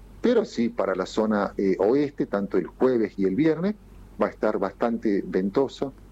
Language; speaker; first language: Spanish; native; Spanish